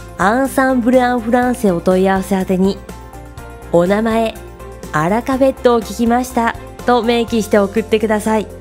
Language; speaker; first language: Japanese; native; Japanese